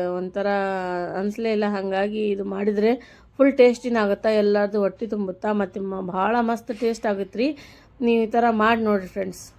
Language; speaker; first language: Kannada; native; Kannada